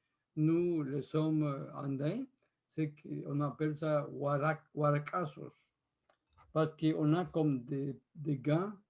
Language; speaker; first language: French; non-native, fluent; Spanish